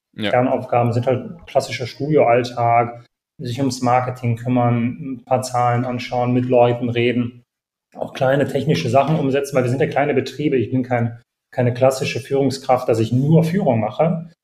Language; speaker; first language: German; native; German